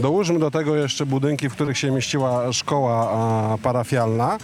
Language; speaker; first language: Polish; native; Polish